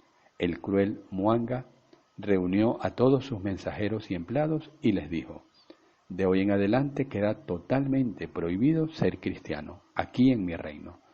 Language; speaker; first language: Spanish; native; Spanish